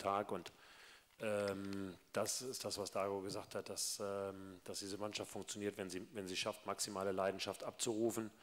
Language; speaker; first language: German; native; German